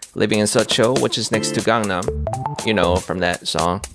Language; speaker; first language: English; non-native, fluent; Korean